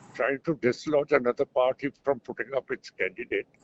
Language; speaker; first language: English; non-native, local second language; Punjabi